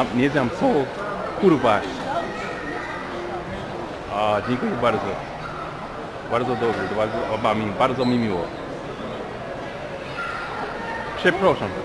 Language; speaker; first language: Polish; non-native, learner; English